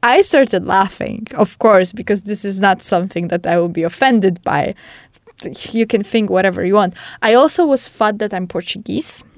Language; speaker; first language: English; non-native, fluent; Polish